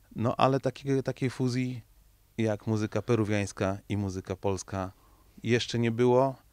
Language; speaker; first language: Polish; early bilingual, heritage; Polish